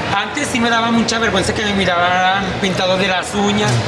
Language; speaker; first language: Spanish; native; Spanish